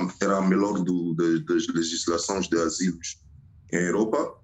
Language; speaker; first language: Portuguese; non-native, fluent; French